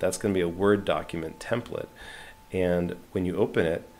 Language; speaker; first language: English; native; English